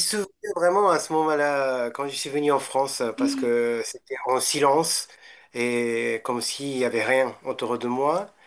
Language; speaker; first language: French; non-native, fluent; Japanese